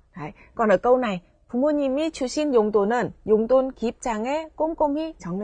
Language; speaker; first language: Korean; non-native, fluent; Vietnamese